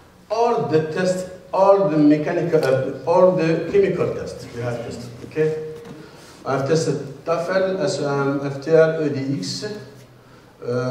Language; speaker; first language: English; non-native, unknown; Arabic